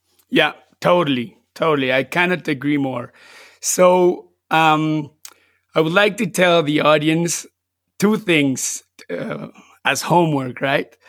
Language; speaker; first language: English; non-native, fluent; Spanish